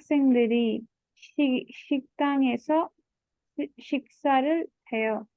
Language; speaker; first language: Korean; non-native, learner; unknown